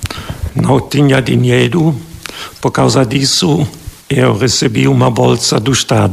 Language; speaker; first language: Portuguese; non-native, fluent; German